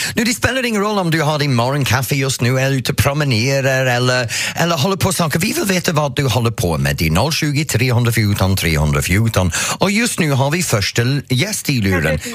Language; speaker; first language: Swedish; non-native, fluent; English